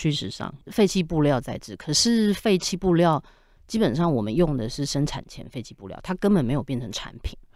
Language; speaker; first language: Chinese; native; Chinese